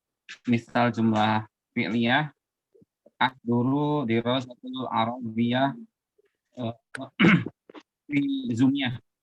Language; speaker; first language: Arabic; non-native, learner; Indonesian